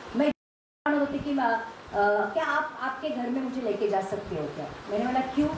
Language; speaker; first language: Hindi; non-native, local second language; Marathi